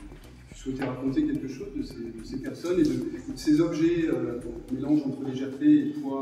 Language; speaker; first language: French; native; French